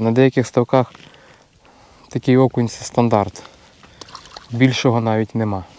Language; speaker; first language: Ukrainian; native; Ukrainian